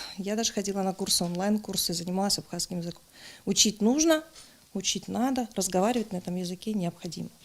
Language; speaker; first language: Russian; native; Russian